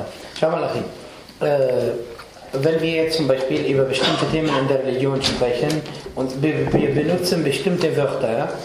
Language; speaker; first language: German; non-native, fluent; Arabic